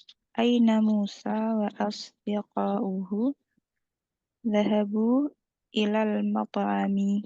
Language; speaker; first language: Arabic; non-native, learner; Indonesian